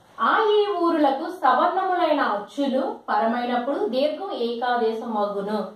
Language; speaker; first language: Telugu; non-native, local second language; Lambadi